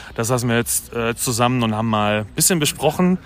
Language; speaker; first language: German; native; German